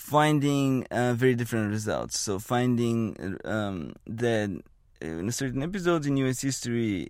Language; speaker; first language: English; non-native, fluent; Bulgarian